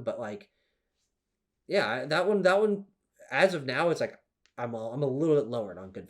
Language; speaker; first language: English; native; English